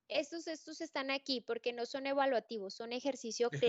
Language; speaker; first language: Spanish; native; Spanish